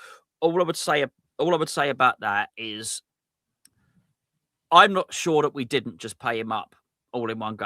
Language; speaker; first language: English; native; English